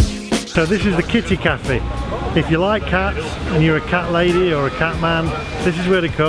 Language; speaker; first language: English; native; English